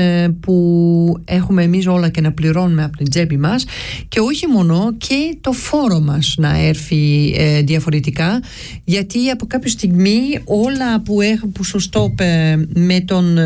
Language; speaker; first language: Greek; early bilingual, heritage; Greek